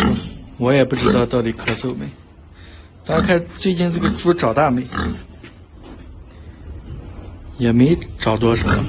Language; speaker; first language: Chinese; native; Chinese